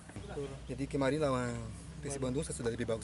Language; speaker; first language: Indonesian; non-native, fluent; Portuguese